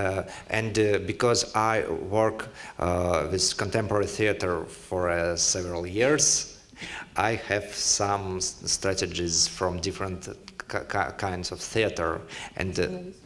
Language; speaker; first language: English; non-native, learner; Russian